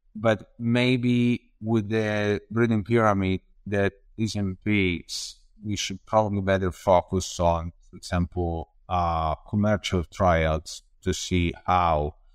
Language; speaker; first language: English; non-native, fluent; Italian